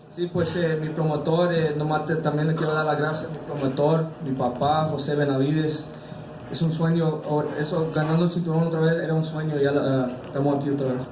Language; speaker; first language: Spanish; early bilingual, heritage; Spanish